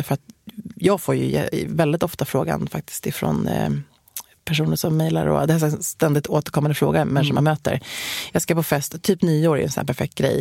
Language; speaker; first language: Swedish; native; Swedish